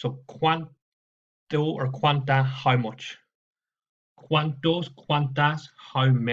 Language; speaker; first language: Spanish; non-native, fluent; English